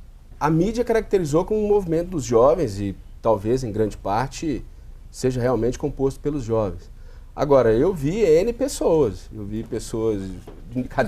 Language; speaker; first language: Portuguese; native; Portuguese